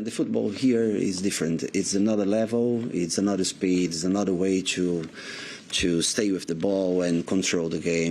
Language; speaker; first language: English; non-native, learner; Portuguese